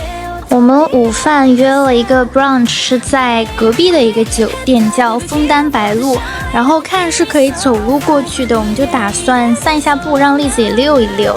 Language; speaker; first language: Chinese; native; Chinese